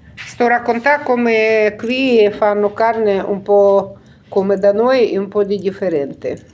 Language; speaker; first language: Italian; non-native, learner; Russian